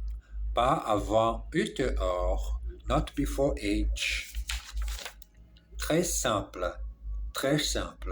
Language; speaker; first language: French; non-native, learner; English